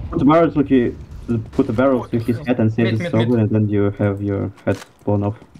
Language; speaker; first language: English; non-native, learner; Russian